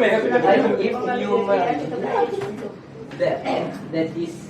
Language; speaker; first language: English; non-native, learner; Indonesian